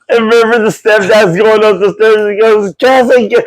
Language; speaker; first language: English; native; English